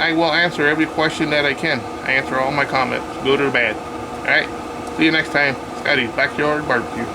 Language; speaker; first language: English; native; English